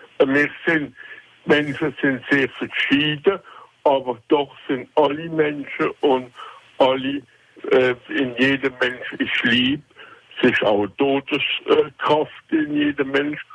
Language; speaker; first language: German; non-native, local second language; French